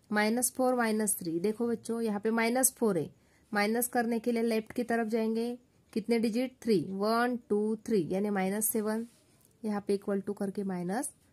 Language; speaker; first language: Hindi; non-native, local second language; Marathi